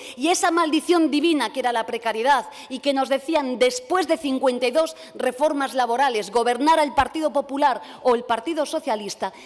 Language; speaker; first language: Spanish; native; Spanish